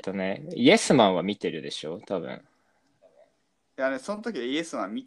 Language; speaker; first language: Japanese; native; Japanese